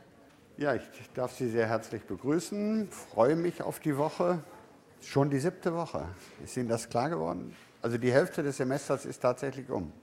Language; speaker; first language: German; native; German